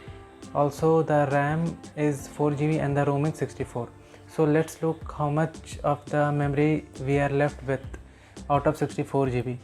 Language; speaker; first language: English; non-native, local second language; Hindi